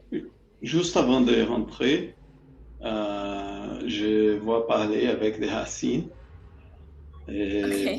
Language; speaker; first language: French; non-native, fluent; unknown